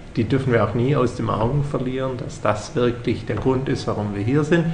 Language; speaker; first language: German; native; German